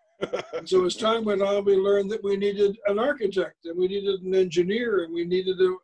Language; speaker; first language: English; native; English